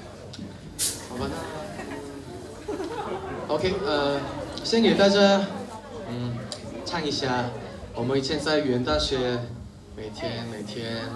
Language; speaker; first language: Chinese; non-native, fluent; Korean